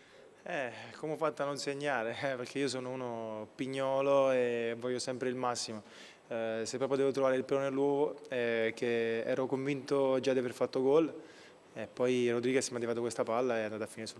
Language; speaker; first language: Italian; native; Italian